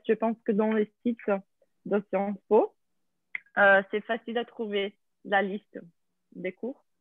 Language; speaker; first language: French; non-native, fluent; English